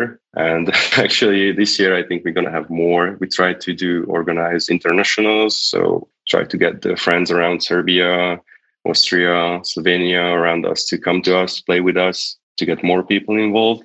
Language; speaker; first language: English; non-native, fluent; Hungarian